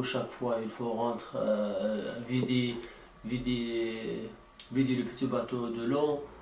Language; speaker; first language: French; non-native, learner; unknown